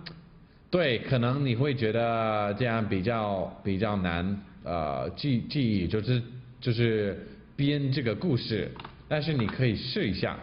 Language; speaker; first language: Chinese; non-native, fluent; English